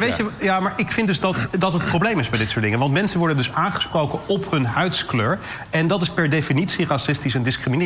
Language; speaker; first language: Dutch; native; Dutch